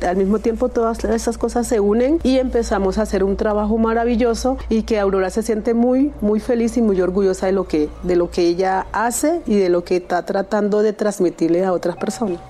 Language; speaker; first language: Spanish; native; Spanish